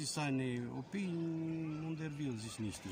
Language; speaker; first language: German; non-native, fluent; Romanian